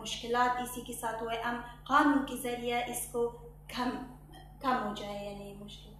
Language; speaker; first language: Hindi; non-native, fluent; Persian